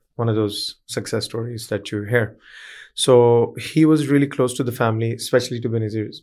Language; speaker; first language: English; early bilingual, other home language; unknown